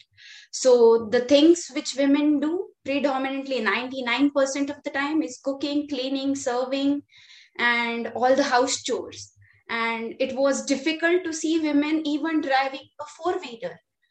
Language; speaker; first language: English; non-native, local second language; Marathi